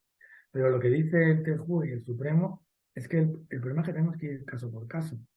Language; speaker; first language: Spanish; native; Spanish